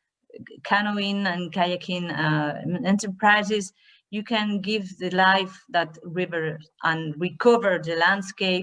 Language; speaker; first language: English; non-native, learner; Spanish